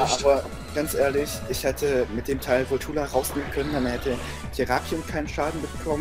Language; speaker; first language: German; native; German